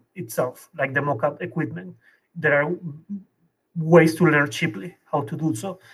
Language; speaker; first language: English; non-native, fluent; Spanish